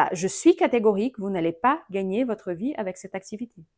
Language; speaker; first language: French; non-native, fluent; Portuguese